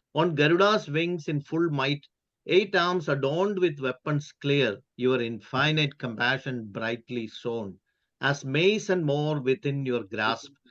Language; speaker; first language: English; non-native, local second language; Malayalam